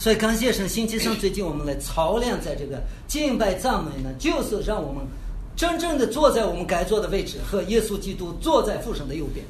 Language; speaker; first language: Chinese; native; Chinese